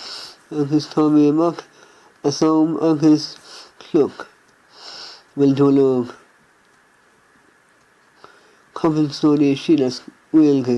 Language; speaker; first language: Irish; non-native, learner; English